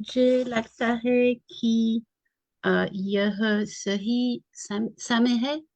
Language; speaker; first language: Hindi; non-native, learner; English